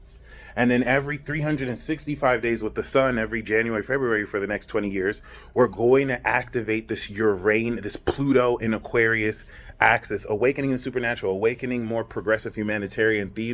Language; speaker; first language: English; native; English